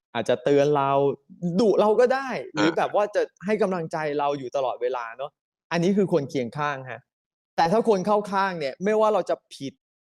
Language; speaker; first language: Thai; native; Thai